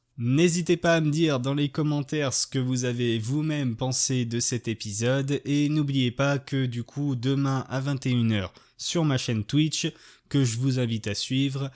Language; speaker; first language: French; native; French